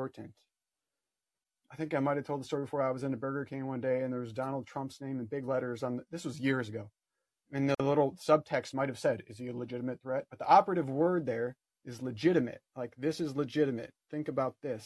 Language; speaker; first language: English; native; English